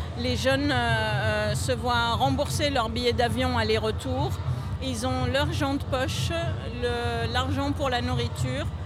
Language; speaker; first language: French; native; French